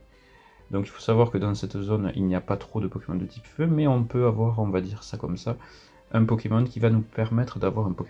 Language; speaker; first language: French; native; French